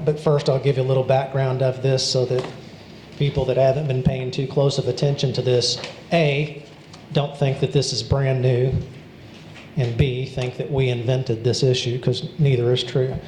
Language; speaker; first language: English; native; English